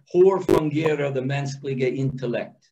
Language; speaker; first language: Swedish; non-native, fluent; English